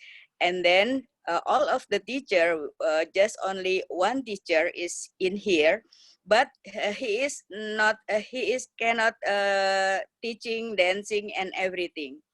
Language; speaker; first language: English; non-native, learner; Indonesian